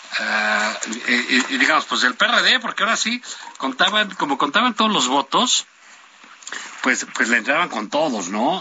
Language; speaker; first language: Spanish; native; Spanish